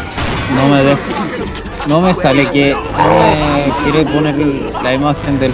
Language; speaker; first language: Spanish; native; Spanish